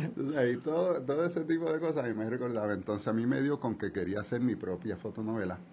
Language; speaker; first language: Spanish; early bilingual, heritage; Spanish